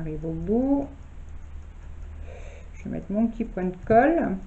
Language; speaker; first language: French; native; French